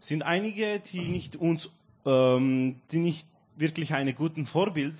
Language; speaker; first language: German; non-native, learner; Romanian